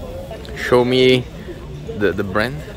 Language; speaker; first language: English; non-native, learner; Italian